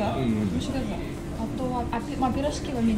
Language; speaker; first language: Japanese; non-native, fluent; Russian